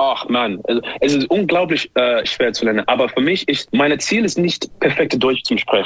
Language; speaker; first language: German; non-native, learner; English